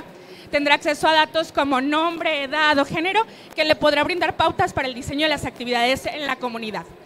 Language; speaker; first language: Spanish; native; Spanish